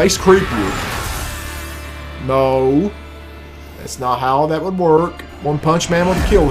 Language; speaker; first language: English; native; English